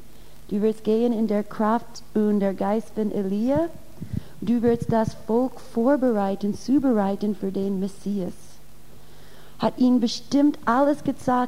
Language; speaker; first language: German; non-native, fluent; English